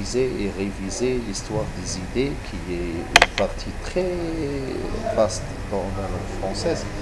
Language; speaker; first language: French; non-native, local second language; Arabic